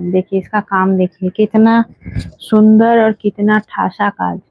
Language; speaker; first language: Hindi; non-native, local second language; Bangla